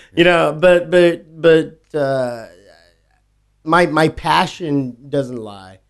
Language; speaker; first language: English; native; English